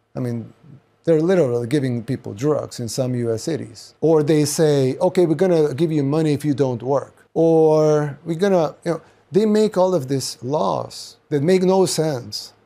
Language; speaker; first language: English; non-native, fluent; Spanish